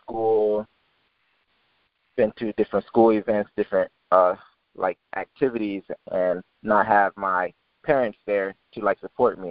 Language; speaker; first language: English; native; English